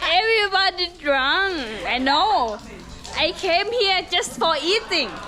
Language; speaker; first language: English; non-native, learner; Thai